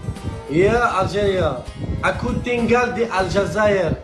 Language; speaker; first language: Indonesian; non-native, learner; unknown